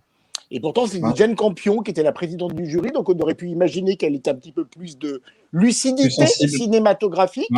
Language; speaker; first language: French; native; French